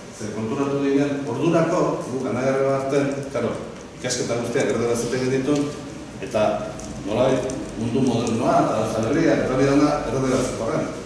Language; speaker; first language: Basque; native; Basque